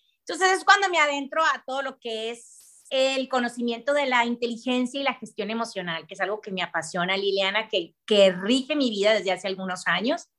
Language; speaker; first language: Spanish; native; Spanish